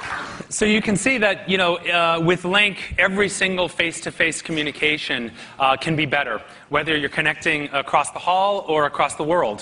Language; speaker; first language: English; native; English